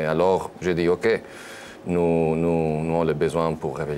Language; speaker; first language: French; non-native, learner; Spanish